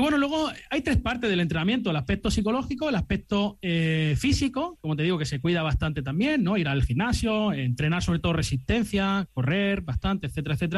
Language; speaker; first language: Spanish; native; Spanish